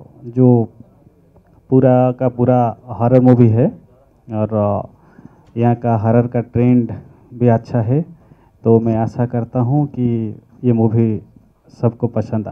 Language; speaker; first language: Hindi; non-native, local second language; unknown